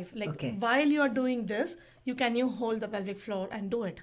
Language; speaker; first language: English; non-native, local second language; Tamil